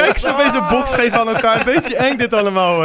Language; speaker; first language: Dutch; native; Dutch